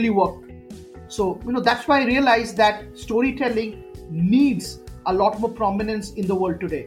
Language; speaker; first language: English; non-native, local second language; Bangla